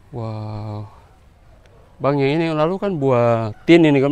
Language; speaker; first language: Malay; non-native, local second language; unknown